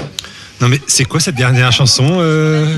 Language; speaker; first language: French; native; French